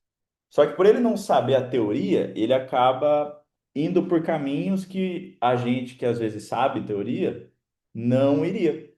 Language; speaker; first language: Portuguese; native; Portuguese